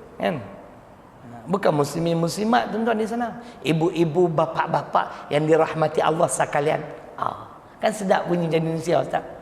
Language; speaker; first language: Malay; native; Malay